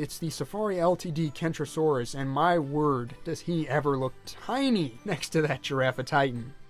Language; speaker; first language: English; native; English